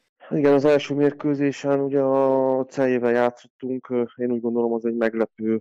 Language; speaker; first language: Hungarian; native; Hungarian